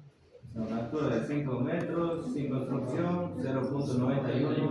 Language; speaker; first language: Spanish; native; Spanish